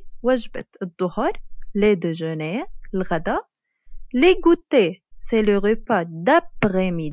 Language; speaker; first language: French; non-native, fluent; Arabic